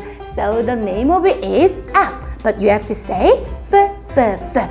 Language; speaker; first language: English; non-native, fluent; Korean